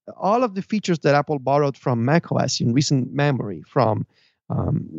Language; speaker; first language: English; non-native, fluent; Italian